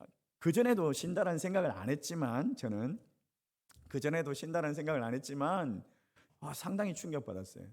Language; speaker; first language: Korean; native; Korean